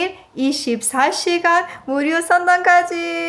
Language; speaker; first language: Korean; non-native, learner; Persian